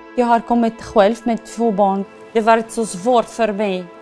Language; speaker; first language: Swedish; non-native, learner; Arabic